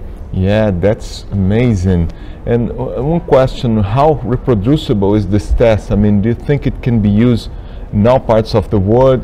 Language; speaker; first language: English; non-native, fluent; Portuguese